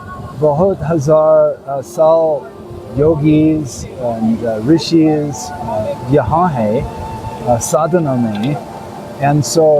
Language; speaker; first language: Hindi; non-native, learner; English